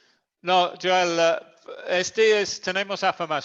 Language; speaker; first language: Spanish; non-native, fluent; English